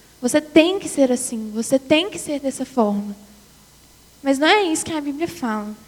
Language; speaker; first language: Portuguese; native; Portuguese